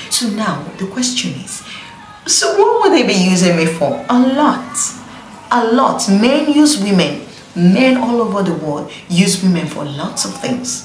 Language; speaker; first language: English; non-native, local second language; Igbo